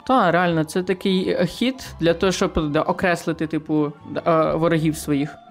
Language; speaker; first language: Ukrainian; native; Ukrainian